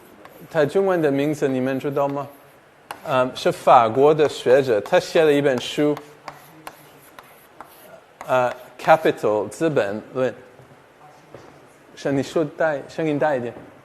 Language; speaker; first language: Chinese; non-native, fluent; English